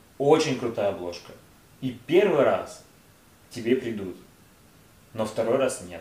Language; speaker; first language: Russian; native; Russian